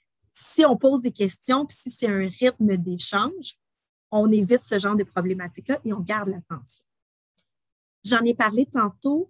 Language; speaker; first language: French; native; French